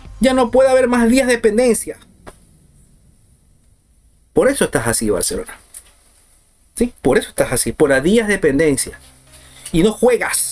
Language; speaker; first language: Spanish; native; Spanish